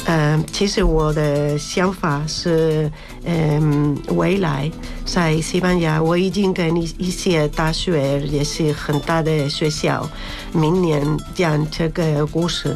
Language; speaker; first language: Chinese; non-native, learner; Spanish